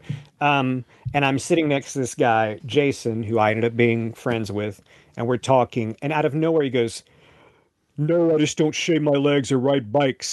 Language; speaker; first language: English; native; English